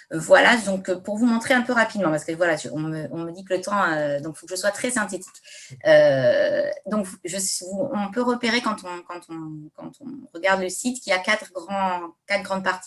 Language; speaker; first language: French; native; French